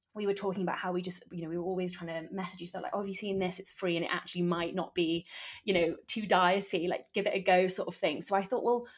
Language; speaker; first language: English; native; English